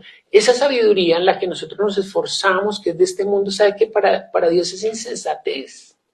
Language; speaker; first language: Spanish; native; Spanish